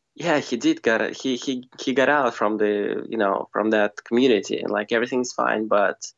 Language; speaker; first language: English; non-native, fluent; Russian